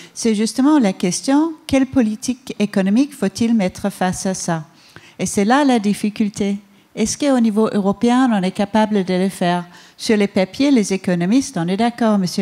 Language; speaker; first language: French; non-native, fluent; Danish